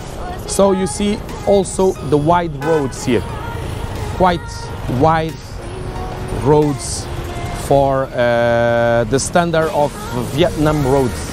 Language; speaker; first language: English; non-native, fluent; Portuguese